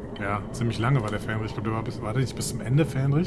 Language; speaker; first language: German; native; German